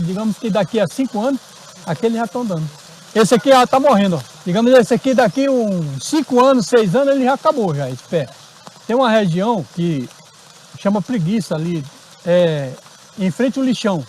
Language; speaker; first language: Portuguese; native; Portuguese